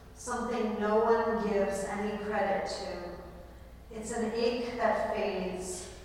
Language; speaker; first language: English; native; English